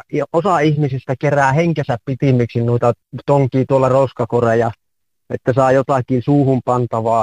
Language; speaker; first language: Finnish; native; Finnish